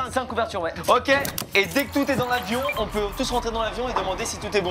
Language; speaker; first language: French; native; French